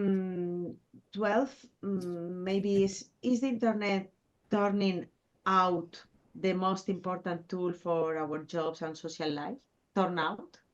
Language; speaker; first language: English; non-native, fluent; Spanish